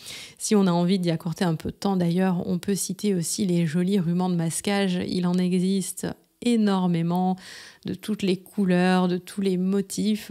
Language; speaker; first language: French; native; French